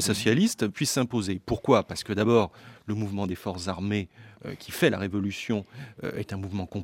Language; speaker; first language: French; native; French